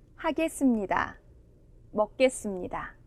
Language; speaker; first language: Korean; non-native, fluent; Indonesian